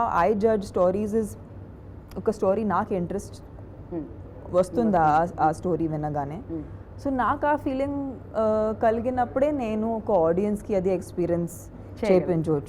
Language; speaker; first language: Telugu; non-native, fluent; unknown